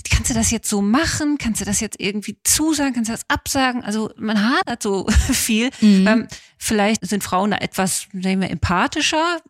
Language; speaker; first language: German; native; German